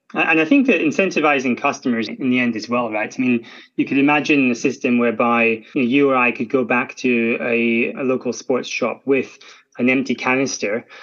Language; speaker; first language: English; native; English